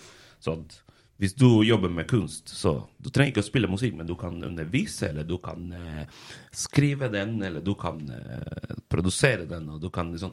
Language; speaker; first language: Norwegian; non-native, fluent; Spanish